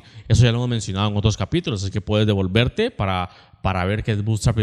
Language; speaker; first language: Spanish; native; Spanish